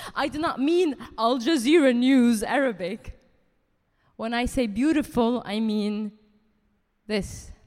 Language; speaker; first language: English; early bilingual, heritage; Arabic